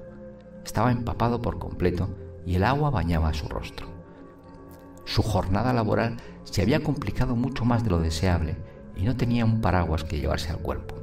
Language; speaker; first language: Spanish; native; Spanish